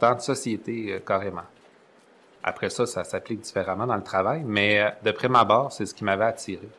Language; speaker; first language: French; native; French